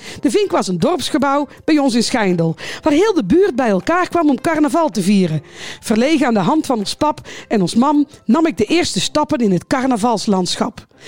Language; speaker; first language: Dutch; native; Dutch